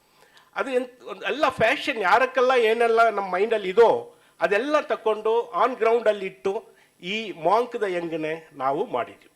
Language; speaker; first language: Kannada; non-native, learner; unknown